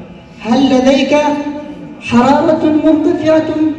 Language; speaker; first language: Arabic; non-native, learner; Urdu